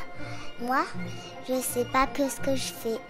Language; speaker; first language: French; native; French